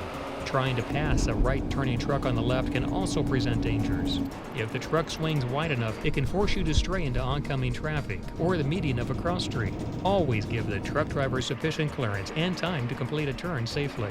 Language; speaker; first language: English; native; English